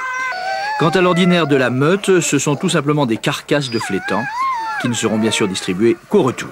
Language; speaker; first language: French; native; French